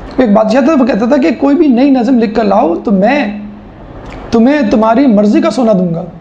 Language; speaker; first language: Urdu; native; Urdu